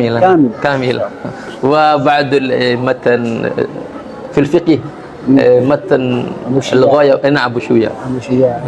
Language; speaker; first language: Arabic; non-native, fluent; Indonesian